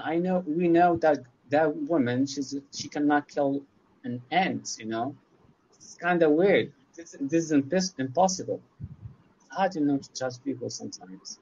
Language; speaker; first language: English; non-native, learner; Arabic